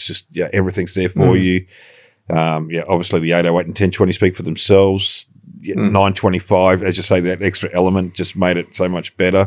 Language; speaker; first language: English; native; English